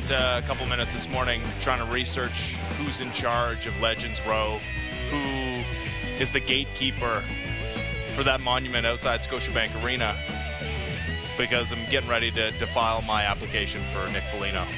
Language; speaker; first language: English; native; English